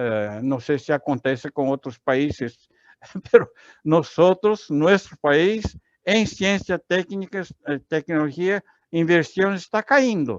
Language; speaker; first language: Spanish; non-native, learner; Portuguese